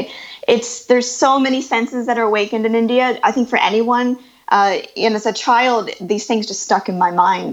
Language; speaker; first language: English; native; English